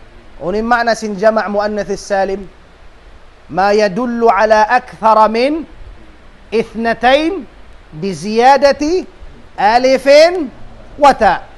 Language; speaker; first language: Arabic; non-native, fluent; Tausug